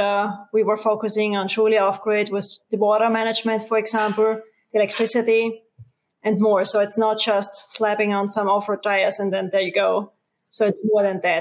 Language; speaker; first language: English; non-native, fluent; German